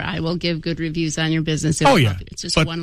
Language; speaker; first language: English; native; English